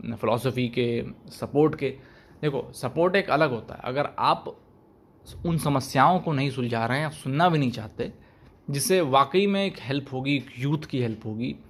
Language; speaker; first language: Hindi; native; Hindi